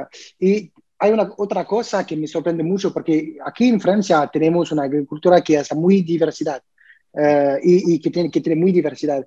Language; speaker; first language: Spanish; non-native, learner; French